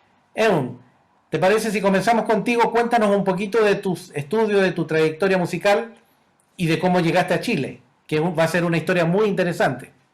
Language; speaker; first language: Spanish; native; Spanish